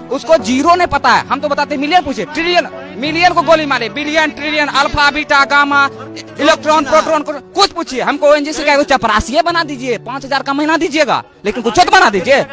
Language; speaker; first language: Hindi; native; Hindi